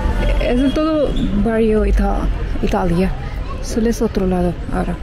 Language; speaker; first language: Spanish; non-native, learner; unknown